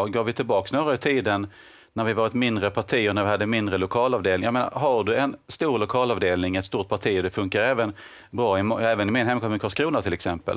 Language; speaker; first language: Swedish; native; Swedish